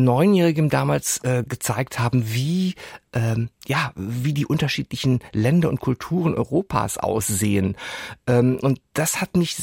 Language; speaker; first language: German; non-native, local second language; French